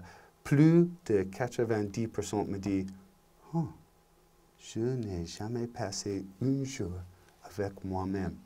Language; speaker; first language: French; non-native, learner; English